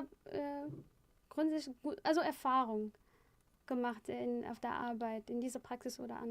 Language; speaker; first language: German; non-native, fluent; Arabic